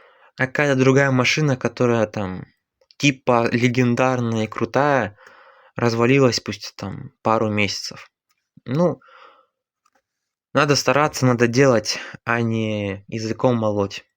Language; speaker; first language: Russian; native; Russian